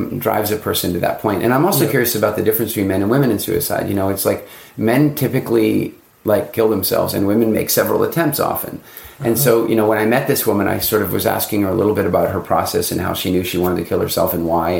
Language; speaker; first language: English; native; English